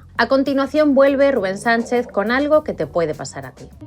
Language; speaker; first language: Spanish; native; Spanish